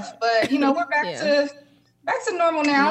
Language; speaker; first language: English; native; English